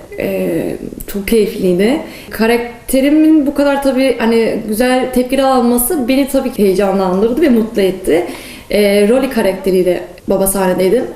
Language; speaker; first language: Turkish; early bilingual, heritage; Turkish